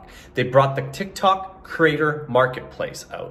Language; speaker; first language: English; native; English